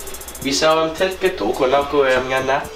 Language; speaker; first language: Vietnamese; early bilingual, heritage; Vietnamese